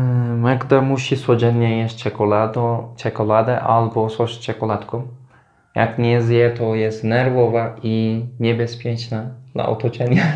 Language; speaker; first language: Polish; non-native, learner; Turkish